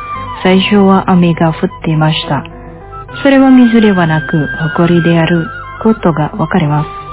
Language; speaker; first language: Japanese; non-native, fluent; Indonesian